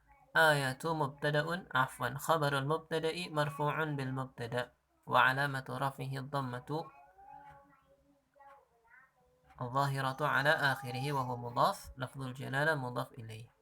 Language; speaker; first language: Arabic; non-native, fluent; Indonesian